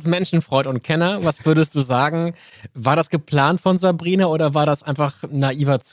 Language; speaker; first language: German; native; German